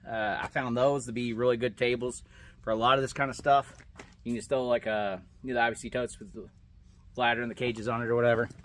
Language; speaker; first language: English; native; English